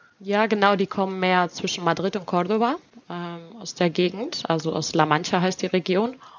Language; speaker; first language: German; native; German